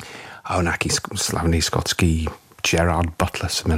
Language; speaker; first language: Czech; non-native, fluent; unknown